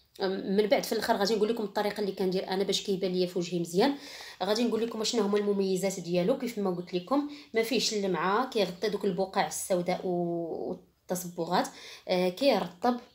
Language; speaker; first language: Arabic; native; Arabic